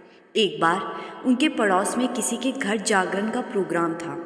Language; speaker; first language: Hindi; native; Hindi